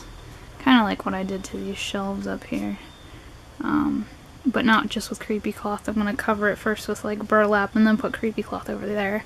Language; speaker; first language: English; native; English